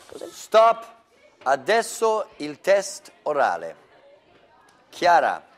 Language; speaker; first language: Italian; non-native, fluent; English